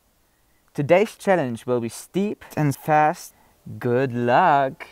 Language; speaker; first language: English; non-native, fluent; German